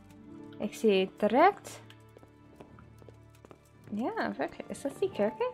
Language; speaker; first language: German; non-native, learner; English